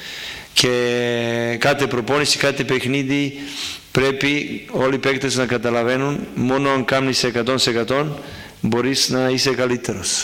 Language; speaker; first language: Greek; non-native, fluent; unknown